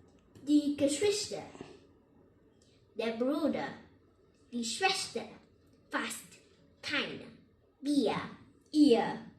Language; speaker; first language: German; non-native, learner; Vietnamese